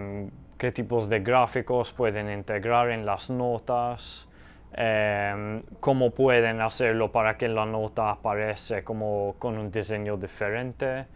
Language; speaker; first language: Spanish; early bilingual, heritage; Spanish